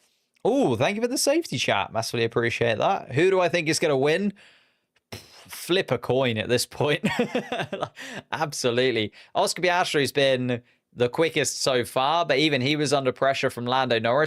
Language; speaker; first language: English; native; English